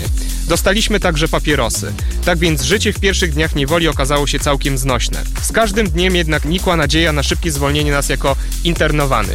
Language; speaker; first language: Polish; native; Polish